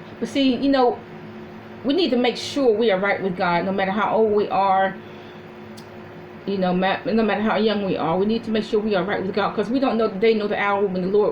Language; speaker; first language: English; native; English